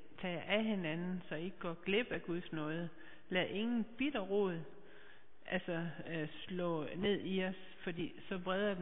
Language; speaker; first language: Danish; native; Danish